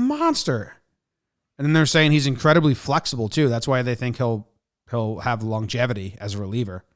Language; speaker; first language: English; native; English